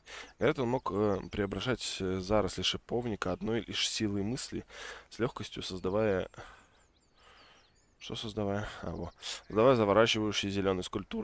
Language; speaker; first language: Russian; native; Russian